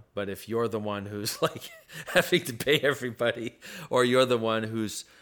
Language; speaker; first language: English; native; English